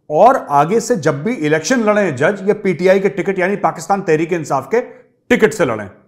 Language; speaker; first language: Hindi; native; Hindi